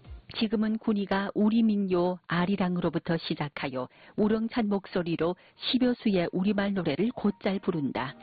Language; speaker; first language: Korean; native; Korean